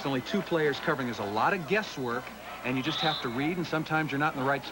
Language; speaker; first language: English; native; English